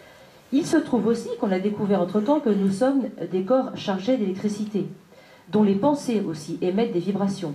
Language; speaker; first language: French; native; French